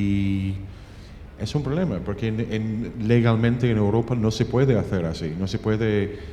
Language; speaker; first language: Spanish; non-native, fluent; English